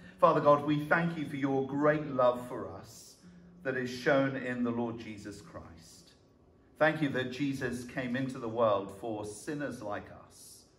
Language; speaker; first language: English; native; English